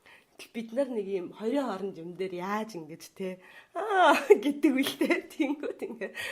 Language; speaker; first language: Mongolian; native; Mongolian